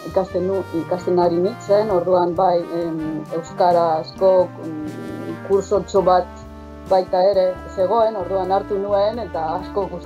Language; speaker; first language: Basque; non-native, fluent; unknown